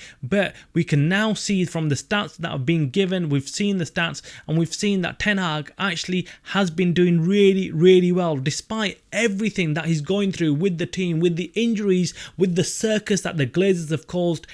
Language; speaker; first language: English; native; English